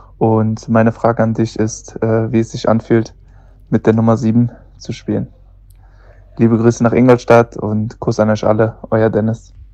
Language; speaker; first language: German; early bilingual, other home language; Albanian